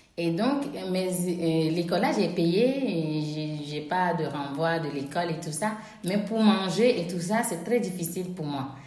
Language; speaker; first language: French; non-native, local second language; Ewe